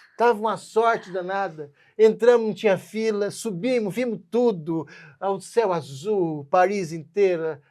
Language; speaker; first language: Portuguese; native; Portuguese